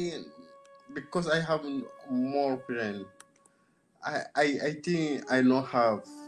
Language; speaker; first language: English; non-native, learner; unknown